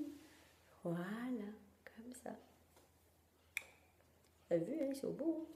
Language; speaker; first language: French; native; French